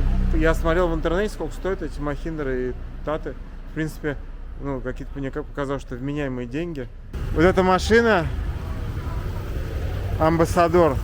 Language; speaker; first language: Russian; native; Russian